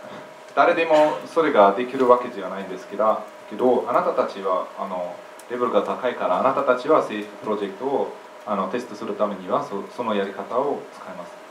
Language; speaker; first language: Japanese; non-native, fluent; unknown